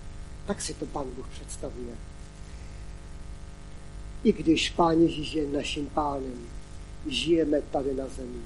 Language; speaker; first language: Czech; non-native, local second language; Polish